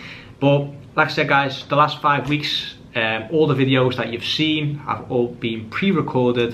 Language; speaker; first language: English; native; English